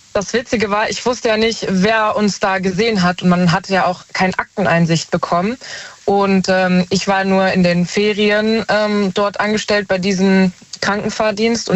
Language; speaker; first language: German; native; German